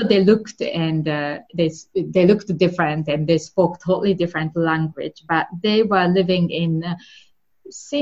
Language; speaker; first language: English; non-native, fluent; Japanese